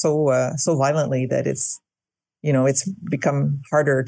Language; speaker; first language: English; native; English